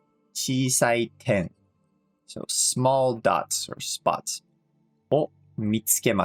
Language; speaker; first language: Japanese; non-native, fluent; English